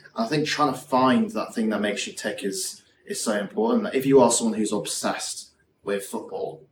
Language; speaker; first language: English; native; English